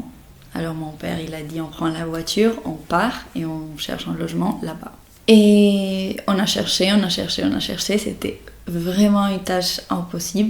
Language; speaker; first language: French; non-native, fluent; Spanish